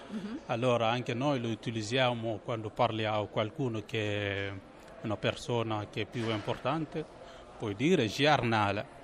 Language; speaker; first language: Italian; non-native, fluent; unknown